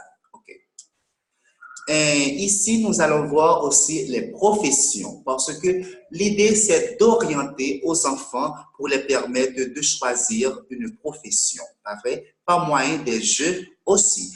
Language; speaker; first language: French; non-native, local second language; Haitian Creole